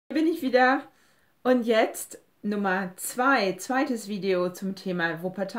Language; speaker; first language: German; non-native, fluent; French